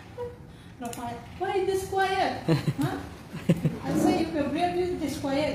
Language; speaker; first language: English; non-native, learner; Indonesian